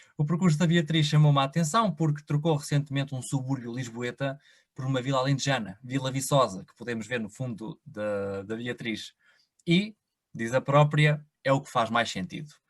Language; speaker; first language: Portuguese; native; Portuguese